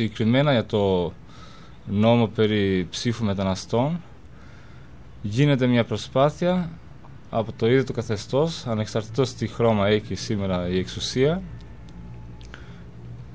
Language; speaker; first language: Greek; non-native, fluent; Albanian